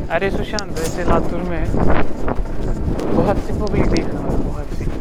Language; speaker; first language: Hindi; non-native, local second language; Marathi